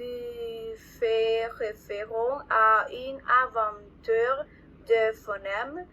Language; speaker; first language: French; non-native, learner; Spanish